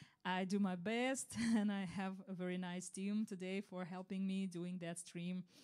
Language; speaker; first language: English; non-native, fluent; Ukrainian